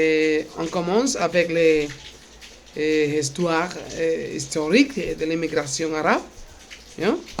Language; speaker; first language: French; non-native, learner; Spanish